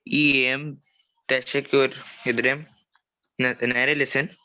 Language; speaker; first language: Turkish; non-native, learner; Urdu